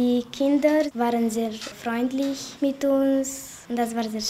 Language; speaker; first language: German; non-native, learner; Romanian